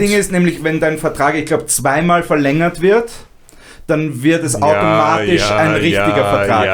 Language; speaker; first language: German; native; German